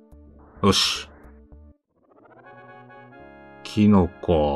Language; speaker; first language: Japanese; native; Japanese